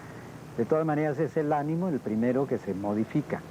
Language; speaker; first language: Spanish; native; Spanish